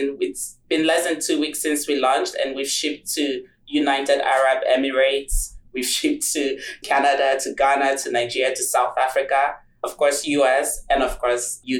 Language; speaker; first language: English; non-native, local second language; Igbo